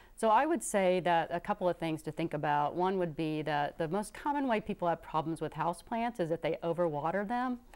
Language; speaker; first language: English; native; English